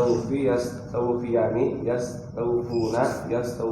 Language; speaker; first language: Arabic; non-native, learner; Indonesian